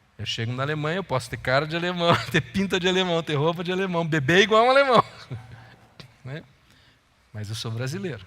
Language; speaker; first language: Portuguese; native; Portuguese